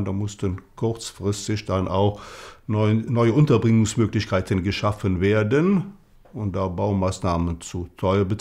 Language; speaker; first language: German; native; German